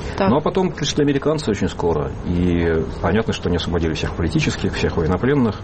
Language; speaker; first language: Russian; native; Russian